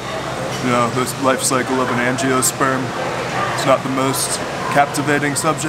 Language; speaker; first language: English; native; English